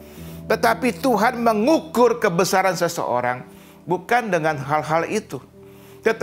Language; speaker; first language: Indonesian; native; Indonesian